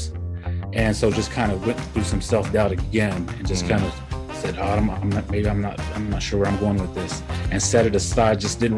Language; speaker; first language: English; early bilingual, other home language; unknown